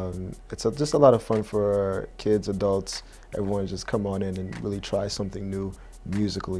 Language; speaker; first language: English; native; English